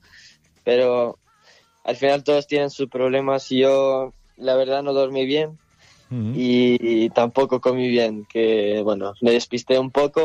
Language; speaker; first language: Spanish; early bilingual, other home language; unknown